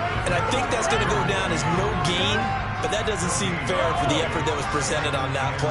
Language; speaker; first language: English; native; English